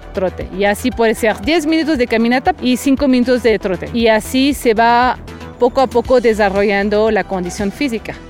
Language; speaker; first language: Spanish; non-native, fluent; French